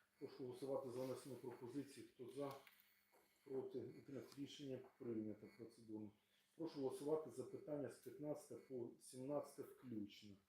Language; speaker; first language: Ukrainian; native; Ukrainian